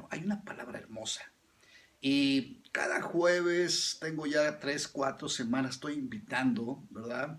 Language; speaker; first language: Spanish; native; Spanish